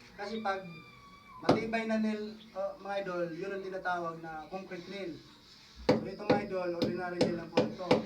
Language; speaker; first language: Filipino; non-native, local second language; Cebuano